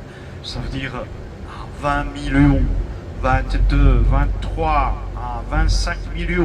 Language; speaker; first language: French; non-native, fluent; Chinese